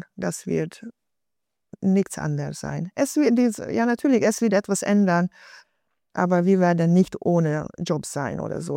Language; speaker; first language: German; non-native, fluent; Hungarian